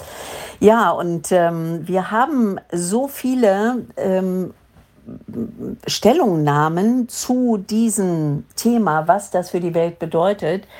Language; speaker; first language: German; native; German